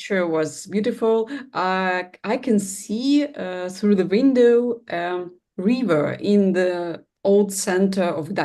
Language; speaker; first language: English; non-native, learner; Russian